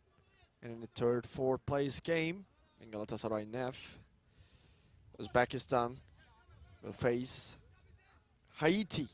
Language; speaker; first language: English; non-native, fluent; Turkish